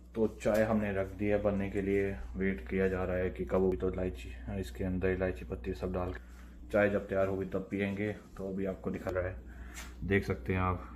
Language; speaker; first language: Hindi; non-native, local second language; Punjabi